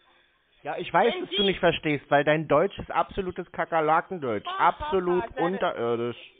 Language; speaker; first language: German; native; German